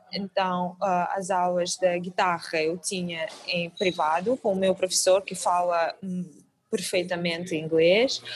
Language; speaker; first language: Portuguese; non-native, fluent; Russian